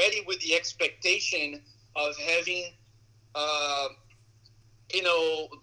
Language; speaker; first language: English; non-native, fluent; Portuguese